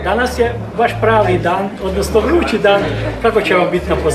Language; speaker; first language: Serbian; native; Serbian